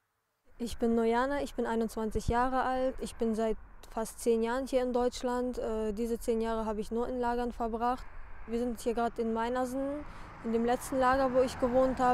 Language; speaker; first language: German; early bilingual, other home language; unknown